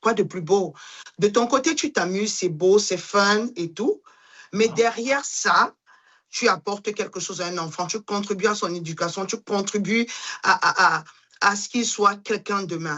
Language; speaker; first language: French; non-native, local second language; Duala